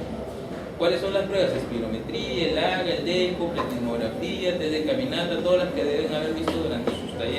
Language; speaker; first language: Spanish; native; Spanish